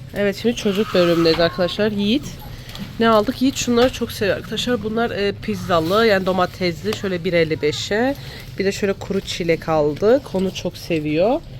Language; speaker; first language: Turkish; early bilingual, heritage; Turkish